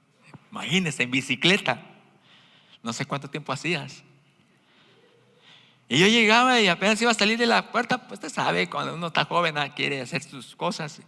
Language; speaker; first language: Spanish; native; Spanish